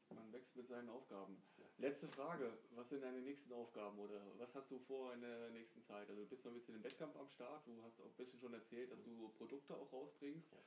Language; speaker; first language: German; native; German